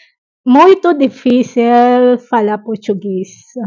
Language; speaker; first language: Portuguese; non-native, learner; Filipino